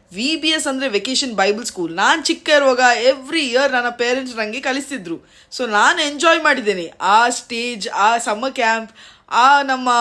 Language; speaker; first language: Kannada; native; Kannada